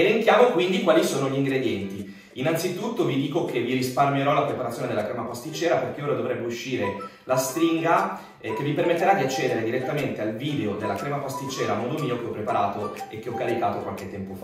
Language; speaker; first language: Italian; native; Italian